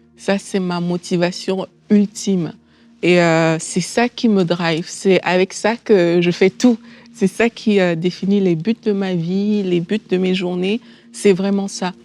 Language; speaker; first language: French; native; French